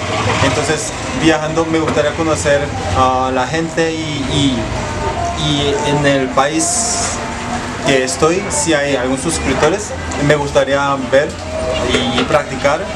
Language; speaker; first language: Spanish; non-native, learner; Korean